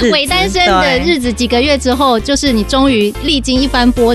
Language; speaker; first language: Chinese; native; Chinese